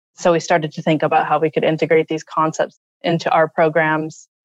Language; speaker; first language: English; native; English